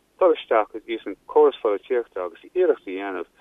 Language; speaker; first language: Irish; non-native, local second language; English